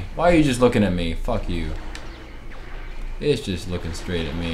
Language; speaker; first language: English; native; English